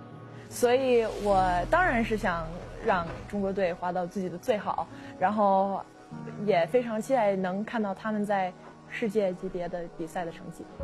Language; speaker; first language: Chinese; early bilingual, heritage; Chinese